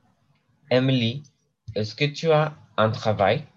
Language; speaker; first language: French; non-native, learner; English